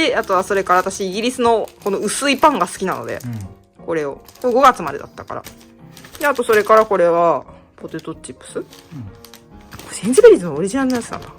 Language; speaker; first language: Japanese; native; Japanese